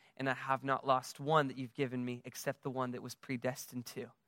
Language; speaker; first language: English; native; English